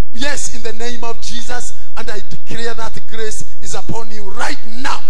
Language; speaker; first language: English; non-native, local second language; Swahili